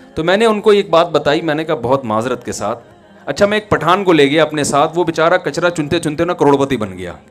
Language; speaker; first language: Urdu; native; Urdu